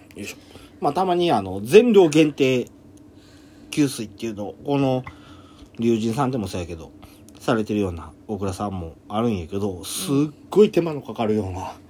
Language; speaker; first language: Japanese; native; Japanese